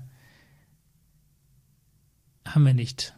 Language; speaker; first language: German; early bilingual, other home language; Tamil